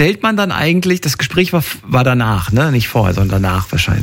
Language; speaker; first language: German; native; German